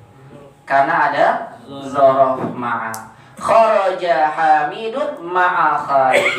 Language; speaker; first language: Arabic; non-native, fluent; Indonesian